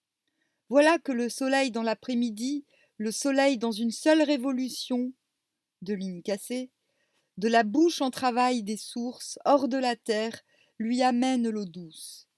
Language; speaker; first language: French; native; French